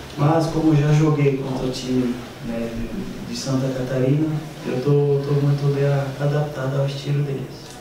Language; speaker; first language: Portuguese; non-native, fluent; French